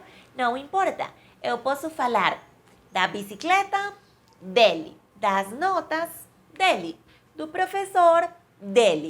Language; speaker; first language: Portuguese; non-native, fluent; Spanish